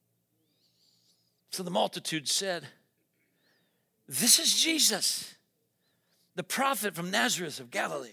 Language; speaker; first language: English; native; English